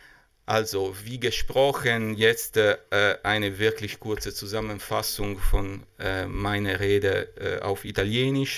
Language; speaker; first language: German; non-native, fluent; Italian